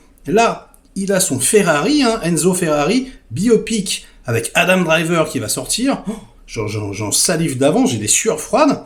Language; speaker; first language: French; native; French